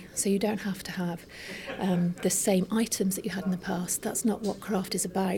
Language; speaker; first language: English; native; English